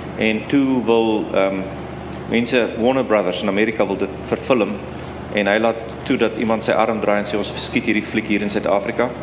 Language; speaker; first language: Afrikaans; native; Afrikaans